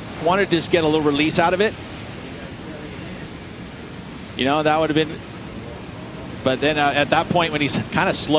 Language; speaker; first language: English; native; English